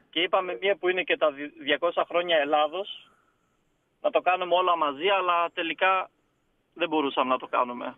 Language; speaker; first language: Greek; early bilingual, heritage; Greek